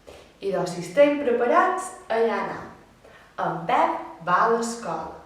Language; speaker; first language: Catalan; native; Catalan